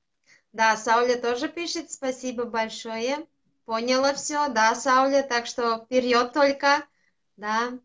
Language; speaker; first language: Russian; non-native, local second language; Latvian